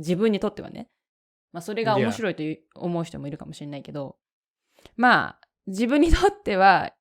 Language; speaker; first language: Japanese; native; Japanese